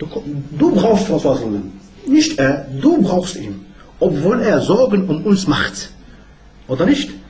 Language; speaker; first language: German; non-native, learner; Arabic